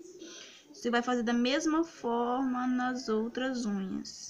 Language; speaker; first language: Portuguese; native; Portuguese